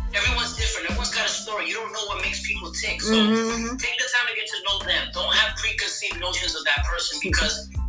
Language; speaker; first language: English; native; English